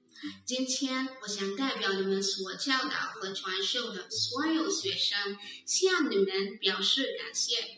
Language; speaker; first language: Chinese; non-native, learner; English